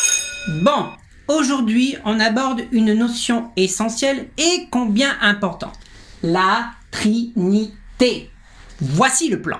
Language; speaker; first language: French; native; French